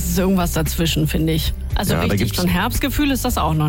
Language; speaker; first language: German; native; German